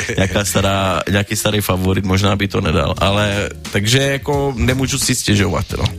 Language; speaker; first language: Czech; early bilingual, heritage; Czech